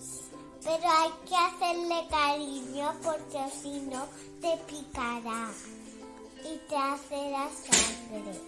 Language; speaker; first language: Spanish; non-native, local second language; Catalan